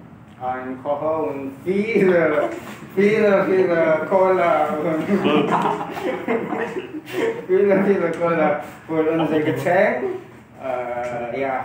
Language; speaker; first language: German; non-native, learner; Indonesian